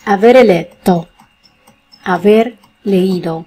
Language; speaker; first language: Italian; non-native, learner; Spanish